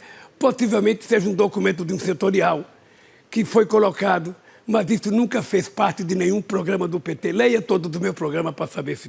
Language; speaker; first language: Portuguese; native; Portuguese